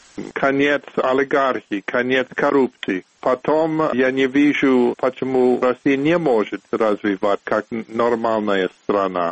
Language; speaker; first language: Russian; non-native, fluent; English